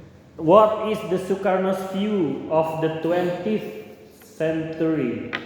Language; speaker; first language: English; non-native, local second language; Indonesian